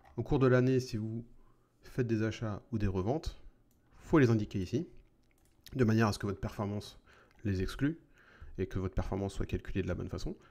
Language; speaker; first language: French; native; French